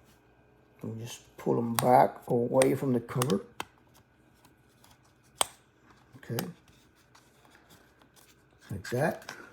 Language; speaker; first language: English; native; English